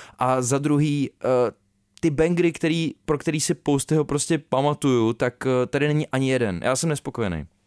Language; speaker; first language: Czech; native; Czech